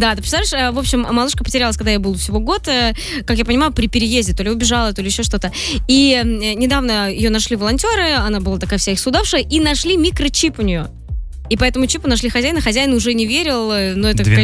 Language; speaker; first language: Russian; native; Russian